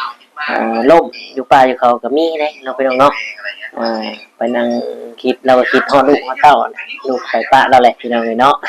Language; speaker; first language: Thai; non-native, local second language; Lao